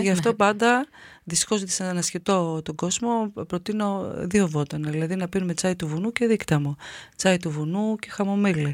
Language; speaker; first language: Greek; native; Greek